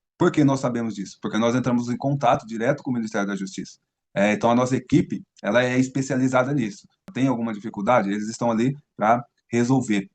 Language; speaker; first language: Portuguese; native; Portuguese